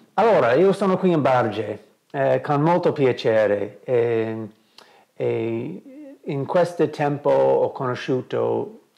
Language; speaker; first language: Italian; non-native, learner; English